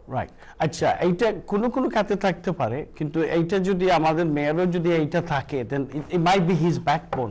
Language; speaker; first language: Bangla; early bilingual, other home language; Sylheti